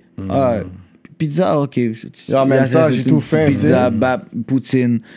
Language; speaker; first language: French; native; French